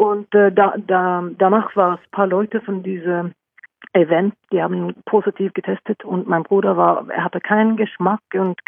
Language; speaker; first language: German; non-native, fluent; Norwegian